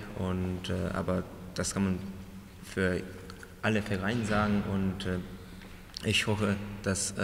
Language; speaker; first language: German; non-native, learner; Japanese